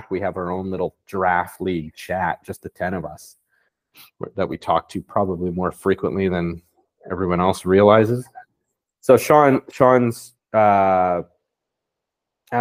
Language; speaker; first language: English; native; English